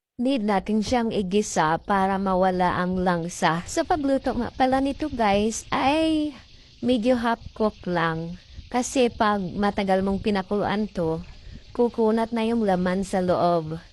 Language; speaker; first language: Filipino; non-native, local second language; Bikol